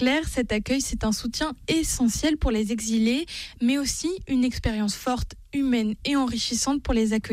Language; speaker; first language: French; native; French